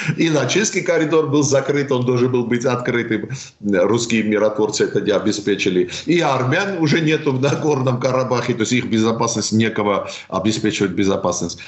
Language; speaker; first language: Russian; non-native, local second language; Armenian